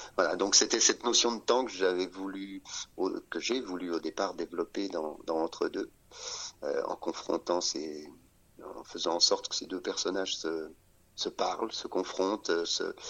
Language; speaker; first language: French; native; French